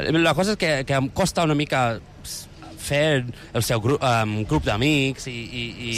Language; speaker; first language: Catalan; non-native, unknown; English